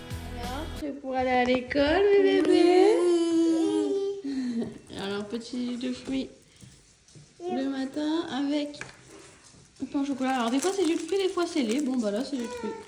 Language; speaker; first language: French; native; French